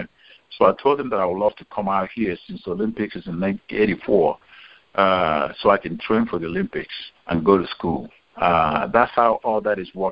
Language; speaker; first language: English; non-native, local second language; Igbo